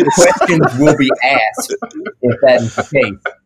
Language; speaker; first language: English; native; English